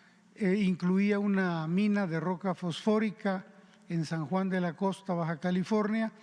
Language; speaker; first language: Spanish; native; Spanish